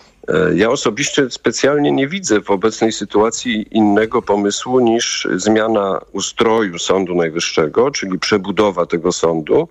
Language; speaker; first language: Polish; native; Polish